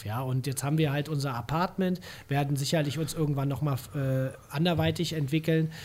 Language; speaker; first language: German; native; German